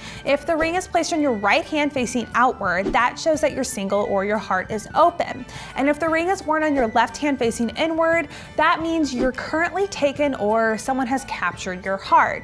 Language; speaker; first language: English; native; English